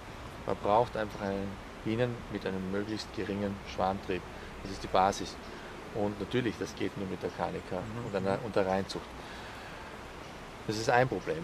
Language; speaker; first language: German; native; German